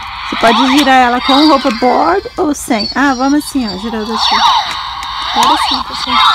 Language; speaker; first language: Portuguese; native; Portuguese